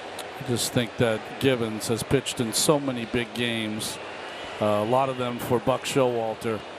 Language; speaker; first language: English; native; English